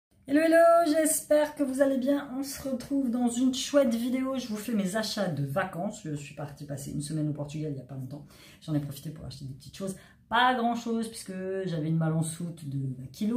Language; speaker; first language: French; native; French